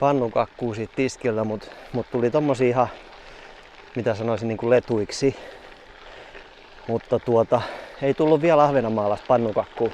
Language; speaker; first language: Finnish; native; Finnish